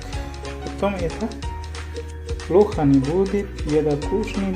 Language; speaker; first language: Russian; non-native, learner; Hindi